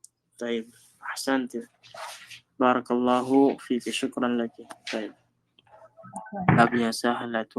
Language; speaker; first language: Arabic; non-native, fluent; Filipino